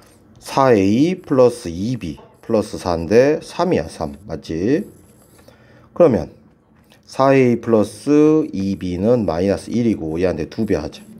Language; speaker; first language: Korean; native; Korean